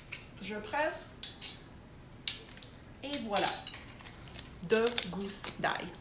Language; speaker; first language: French; non-native, local second language; English